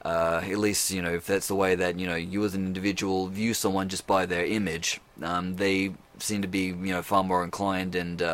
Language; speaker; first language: English; native; English